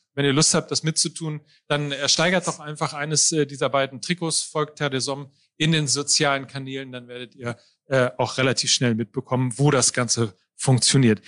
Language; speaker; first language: German; native; German